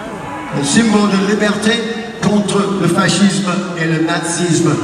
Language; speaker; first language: French; non-native, learner; English